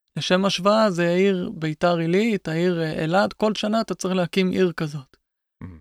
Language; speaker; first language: Hebrew; native; Hebrew